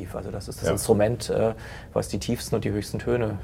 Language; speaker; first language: German; native; German